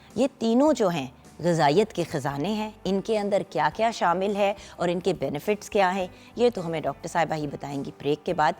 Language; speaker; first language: Urdu; non-native, local second language; Punjabi